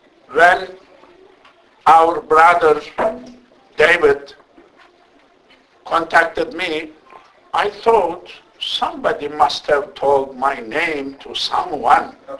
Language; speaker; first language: English; non-native, fluent; Turkish